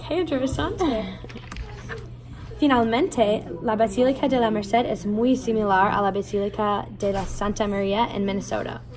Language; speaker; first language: Spanish; non-native, learner; English